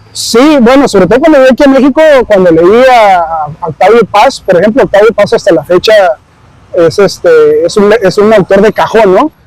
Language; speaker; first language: Spanish; early bilingual, heritage; Spanish